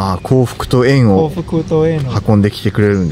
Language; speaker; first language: Japanese; native; Japanese